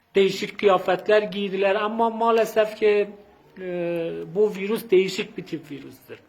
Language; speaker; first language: Turkish; non-native, fluent; Azerbaijani